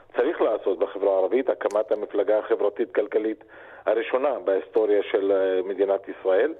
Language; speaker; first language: Hebrew; non-native, local second language; Arabic